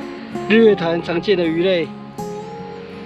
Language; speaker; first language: Chinese; native; Chinese